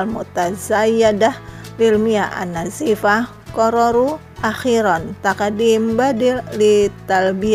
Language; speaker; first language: Arabic; non-native, fluent; Indonesian